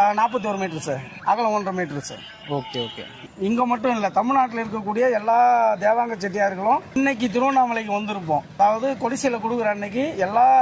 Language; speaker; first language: Tamil; native; Tamil